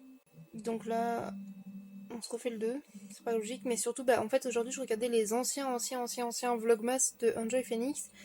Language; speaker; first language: French; native; French